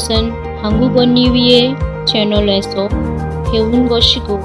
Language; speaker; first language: Korean; non-native, learner; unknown